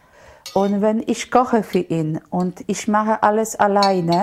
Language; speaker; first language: German; non-native, learner; Polish